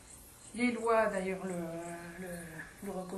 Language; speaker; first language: French; native; French